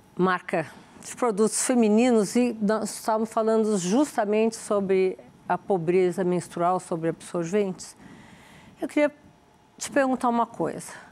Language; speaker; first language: Portuguese; native; Portuguese